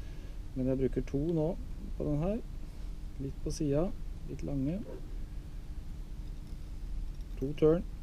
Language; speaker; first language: Norwegian; native; Norwegian